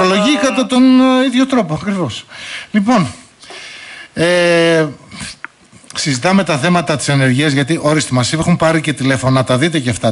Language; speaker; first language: Greek; native; Greek